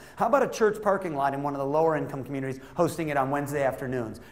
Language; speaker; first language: English; native; English